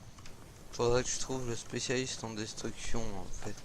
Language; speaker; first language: French; native; French